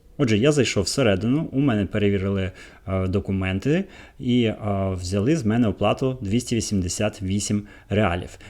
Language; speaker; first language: Ukrainian; native; Ukrainian